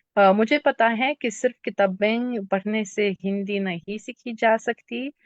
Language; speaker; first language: Hindi; non-native, fluent; Lithuanian